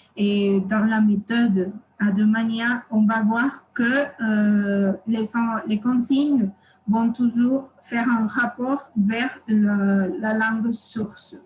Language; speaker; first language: French; non-native, fluent; Spanish